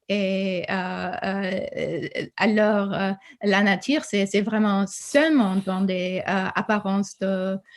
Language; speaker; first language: French; non-native, fluent; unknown